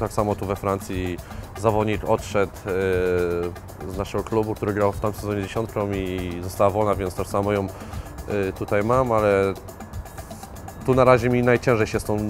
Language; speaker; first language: Polish; native; Polish